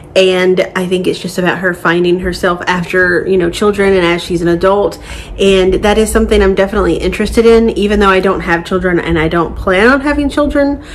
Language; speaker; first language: English; native; English